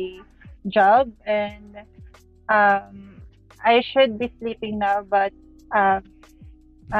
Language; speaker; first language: English; non-native, local second language; Filipino